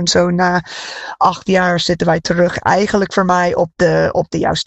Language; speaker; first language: Dutch; non-native, fluent; English